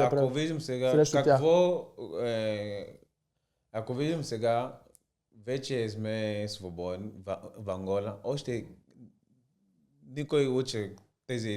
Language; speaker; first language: Bulgarian; non-native, learner; Portuguese